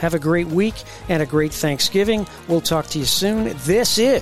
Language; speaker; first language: English; native; English